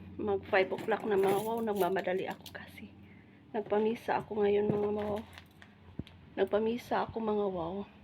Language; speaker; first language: Filipino; non-native, local second language; Cebuano